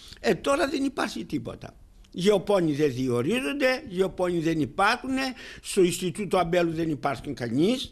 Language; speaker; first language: Greek; native; Greek